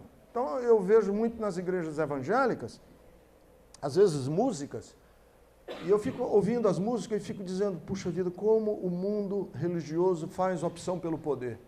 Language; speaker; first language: Portuguese; native; Portuguese